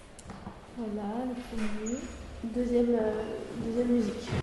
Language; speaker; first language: French; native; French